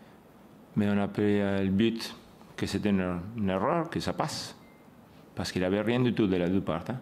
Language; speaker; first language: French; non-native, fluent; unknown